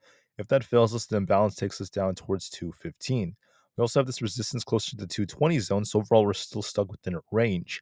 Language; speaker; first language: English; native; English